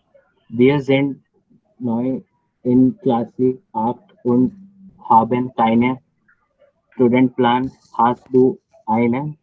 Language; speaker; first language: German; non-native, learner; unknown